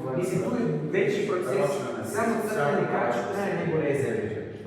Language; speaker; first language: Croatian; native; Croatian